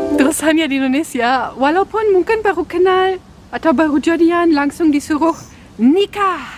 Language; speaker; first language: Indonesian; non-native, fluent; German